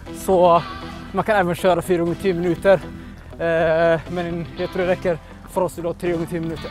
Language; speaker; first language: Swedish; early bilingual, other home language; Somali